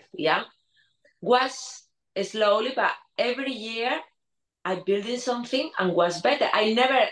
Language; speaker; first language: English; non-native, learner; Spanish